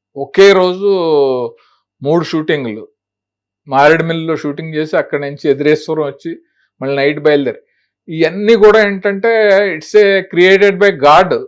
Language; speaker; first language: Telugu; native; Telugu